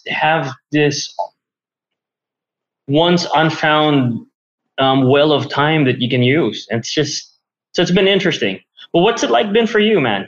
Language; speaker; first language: English; non-native, local second language; Filipino